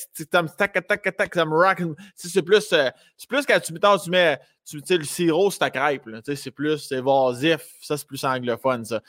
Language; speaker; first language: French; native; French